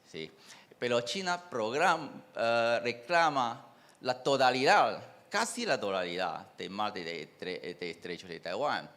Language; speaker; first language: Spanish; non-native, fluent; Chinese